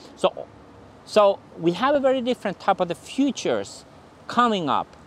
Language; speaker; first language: English; non-native, fluent; Finnish